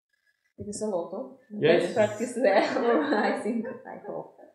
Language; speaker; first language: English; non-native, fluent; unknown